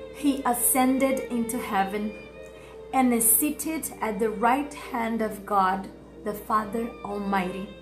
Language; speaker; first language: English; non-native, fluent; Portuguese